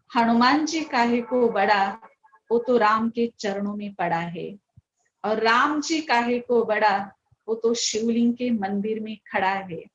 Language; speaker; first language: Hindi; non-native, local second language; Marathi